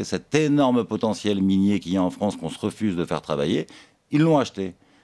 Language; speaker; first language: French; native; French